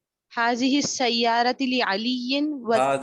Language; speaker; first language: Arabic; non-native, learner; Urdu